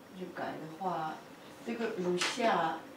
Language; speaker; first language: Chinese; non-native, fluent; Russian